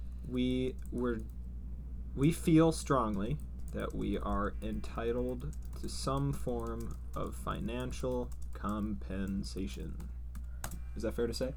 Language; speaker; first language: English; native; English